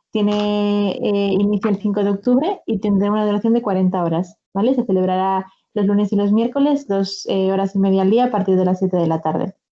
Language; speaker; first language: Spanish; native; Spanish